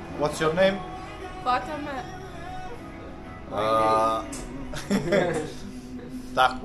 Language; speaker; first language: English; non-native, learner; Serbian